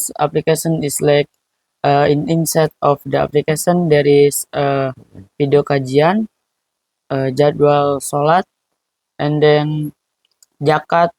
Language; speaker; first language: English; non-native, learner; Indonesian